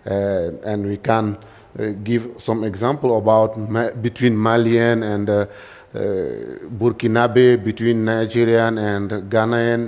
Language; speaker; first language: English; non-native, learner; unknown